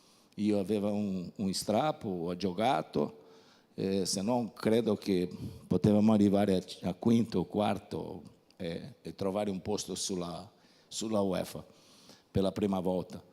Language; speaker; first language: Italian; non-native, fluent; Portuguese